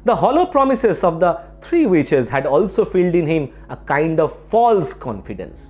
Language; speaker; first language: English; non-native, local second language; Bangla